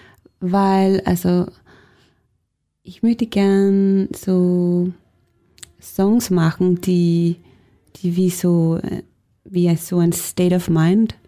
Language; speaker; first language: German; non-native, fluent; Danish